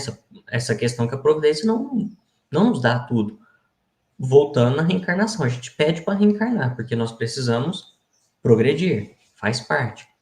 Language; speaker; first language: Portuguese; native; Portuguese